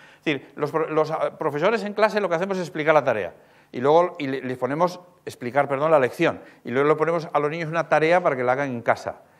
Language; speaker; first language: Spanish; native; Spanish